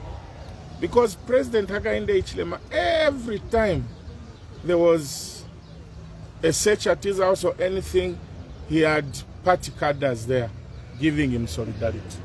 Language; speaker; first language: English; non-native, local second language; Bemba